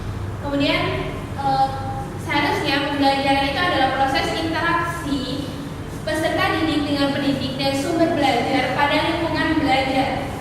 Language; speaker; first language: Indonesian; native; Indonesian